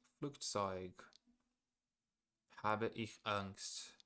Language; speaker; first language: German; non-native, learner; English